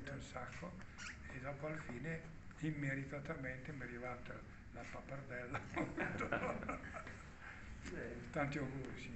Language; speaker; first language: Italian; native; Italian